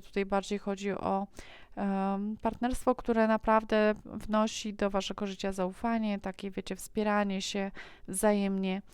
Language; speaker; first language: Polish; native; Polish